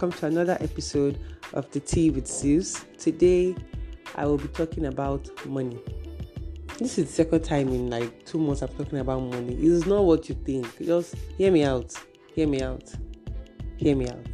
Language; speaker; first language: English; non-native, local second language; Yoruba